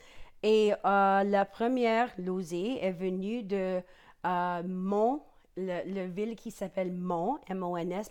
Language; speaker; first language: French; non-native, local second language; English